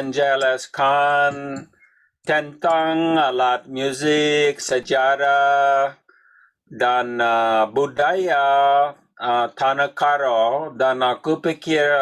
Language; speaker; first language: Indonesian; non-native, learner; English